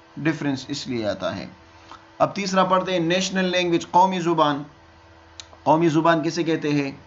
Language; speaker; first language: Urdu; non-native, local second language; Pashto